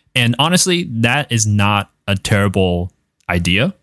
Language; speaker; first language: English; non-native, fluent; Chinese